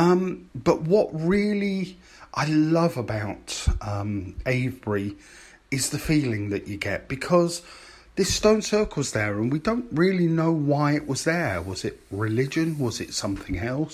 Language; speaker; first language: English; native; English